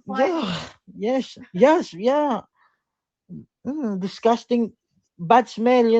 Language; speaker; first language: English; non-native, learner; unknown